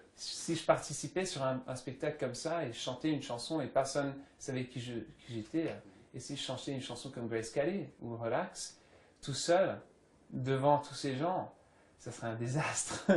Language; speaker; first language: French; early bilingual, other home language; English